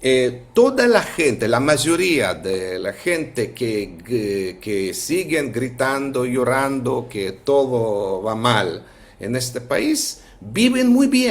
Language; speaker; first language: Spanish; non-native, fluent; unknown